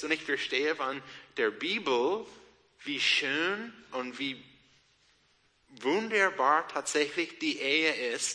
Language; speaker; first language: German; non-native, learner; English